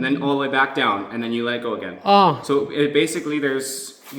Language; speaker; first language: English; native; English